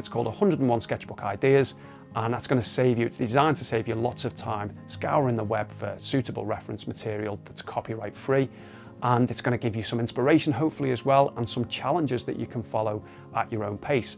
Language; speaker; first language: English; native; English